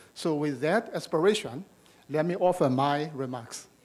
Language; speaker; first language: English; non-native, fluent; Chinese